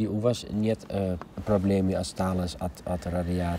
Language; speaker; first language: Russian; non-native, fluent; Dutch